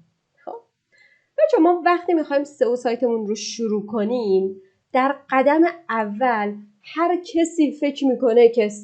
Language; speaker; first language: Persian; native; Persian